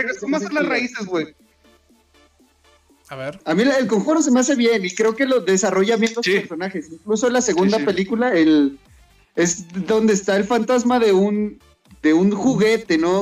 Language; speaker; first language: Spanish; native; Spanish